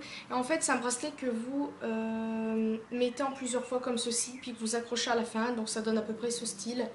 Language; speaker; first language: French; native; French